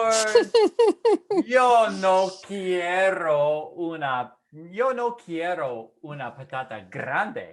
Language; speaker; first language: Spanish; non-native, fluent; English